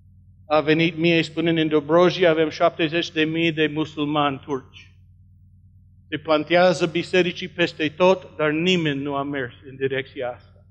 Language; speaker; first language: Romanian; non-native, learner; English